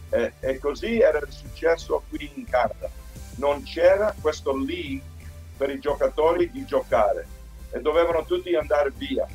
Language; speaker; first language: Italian; early bilingual, heritage; Italian